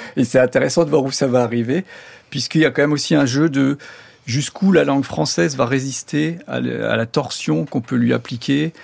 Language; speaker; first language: French; non-native, local second language; German